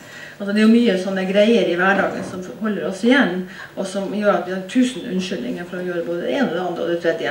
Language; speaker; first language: Norwegian; native; Norwegian